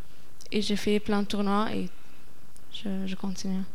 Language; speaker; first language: French; non-native, fluent; Arabic